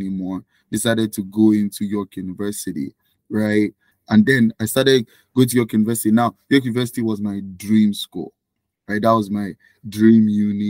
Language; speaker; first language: English; non-native, local second language; Yoruba